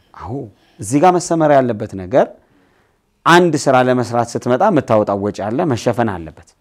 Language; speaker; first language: Amharic; native; Amharic